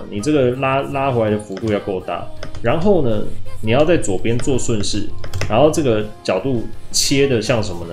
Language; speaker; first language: Chinese; native; Chinese